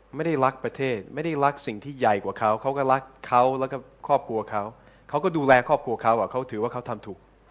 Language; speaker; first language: Thai; non-native, fluent; English